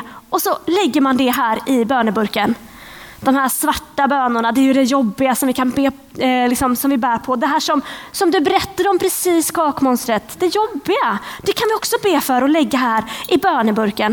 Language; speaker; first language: Swedish; native; Swedish